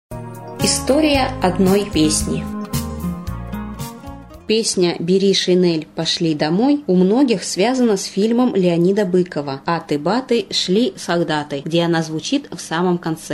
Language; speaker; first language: Russian; native; Russian